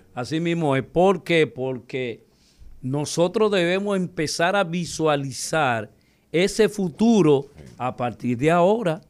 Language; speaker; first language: Spanish; native; Spanish